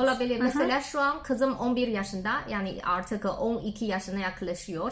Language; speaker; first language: Turkish; non-native, learner; Chinese